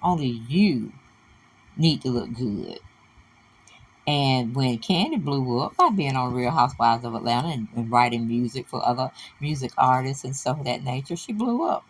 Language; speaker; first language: English; native; English